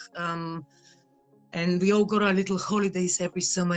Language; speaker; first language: English; non-native, fluent; Bulgarian